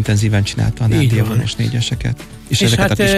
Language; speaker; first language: Hungarian; native; Hungarian